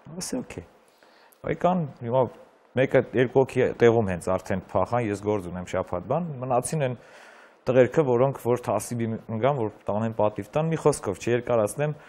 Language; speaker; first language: Armenian; native; Armenian